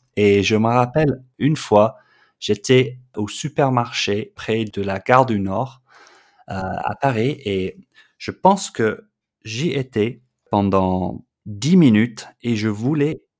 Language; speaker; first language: French; non-native, fluent; English